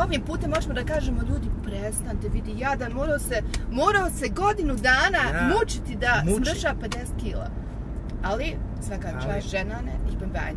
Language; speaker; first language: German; early bilingual, other home language; Bosnian